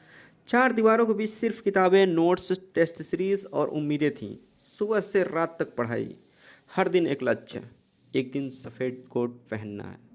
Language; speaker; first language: Hindi; native; Hindi